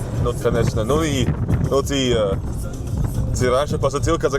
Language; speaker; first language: Russian; non-native, learner; English